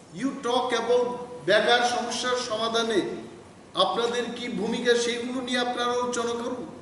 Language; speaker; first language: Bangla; non-native, local second language; Kok Borok